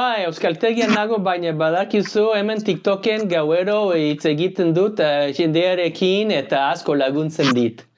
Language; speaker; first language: Basque; non-native, learner; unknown